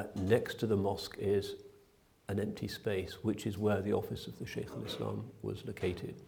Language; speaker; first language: English; native; English